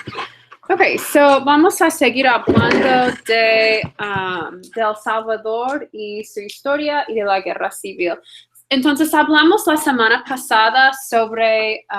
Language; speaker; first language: Spanish; non-native, fluent; English